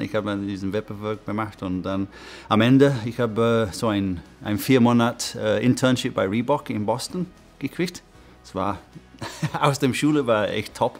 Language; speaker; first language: German; non-native, fluent; English